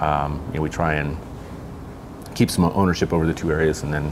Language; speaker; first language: English; native; English